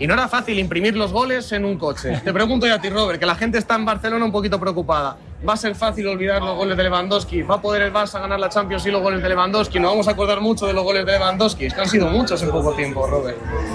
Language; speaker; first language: Spanish; native; Spanish